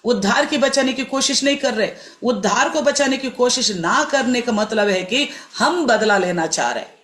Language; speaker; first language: Hindi; non-native, local second language; Telugu